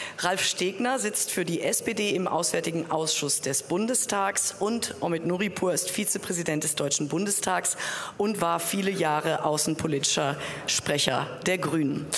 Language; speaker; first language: German; native; German